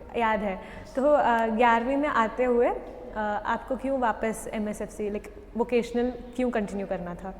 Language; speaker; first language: Hindi; non-native, local second language; Tamil